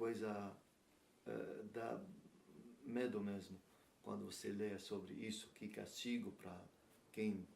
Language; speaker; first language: Portuguese; non-native, learner; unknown